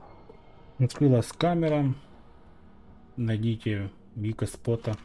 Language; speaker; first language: Russian; native; Russian